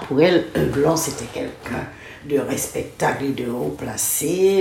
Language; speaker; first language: French; non-native, local second language; Guadeloupean Creole French